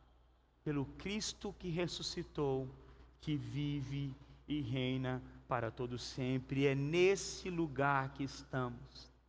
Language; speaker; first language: Portuguese; native; Portuguese